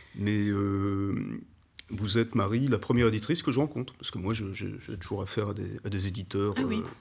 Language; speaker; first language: French; native; French